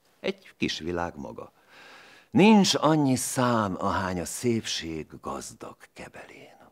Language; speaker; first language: Hungarian; native; Hungarian